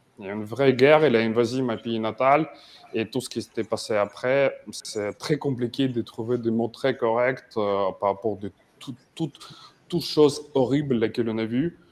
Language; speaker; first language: French; non-native, fluent; Russian